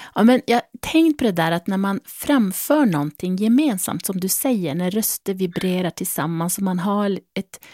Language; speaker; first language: Swedish; native; Swedish